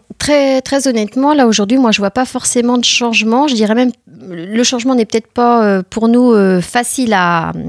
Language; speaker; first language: French; native; French